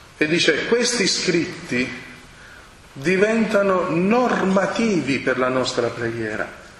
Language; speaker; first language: Italian; non-native, fluent; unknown